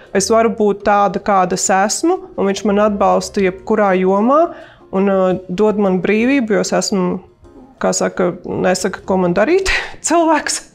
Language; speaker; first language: Latvian; native; Latvian